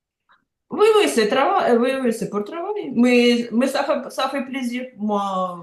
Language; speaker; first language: French; non-native, learner; Ukrainian